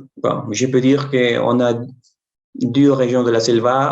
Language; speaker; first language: French; non-native, fluent; Spanish